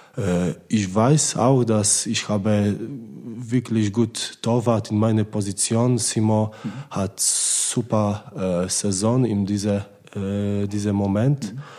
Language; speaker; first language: German; non-native, learner; Polish